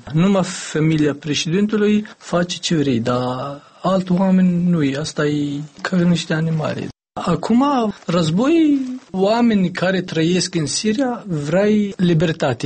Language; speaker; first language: Romanian; non-native, learner; Arabic